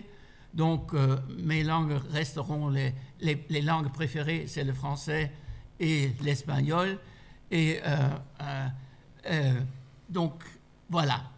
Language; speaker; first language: French; non-native, fluent; German